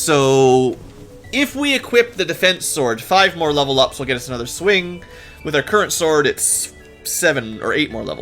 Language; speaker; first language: English; native; English